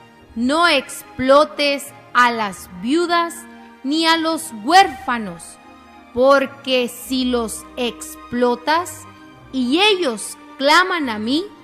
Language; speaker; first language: Spanish; native; Spanish